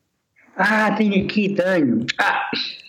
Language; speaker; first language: Portuguese; native; Portuguese